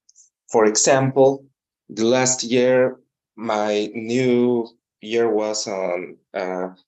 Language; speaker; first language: English; non-native, learner; Spanish